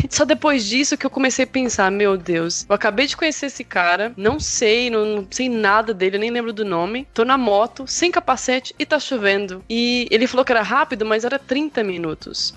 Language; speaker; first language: Portuguese; native; Portuguese